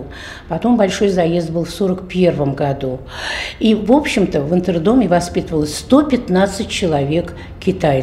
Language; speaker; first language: Russian; native; Russian